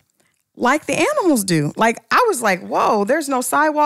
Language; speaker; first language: English; native; English